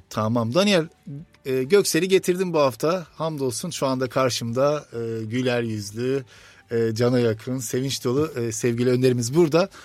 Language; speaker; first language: Turkish; native; Turkish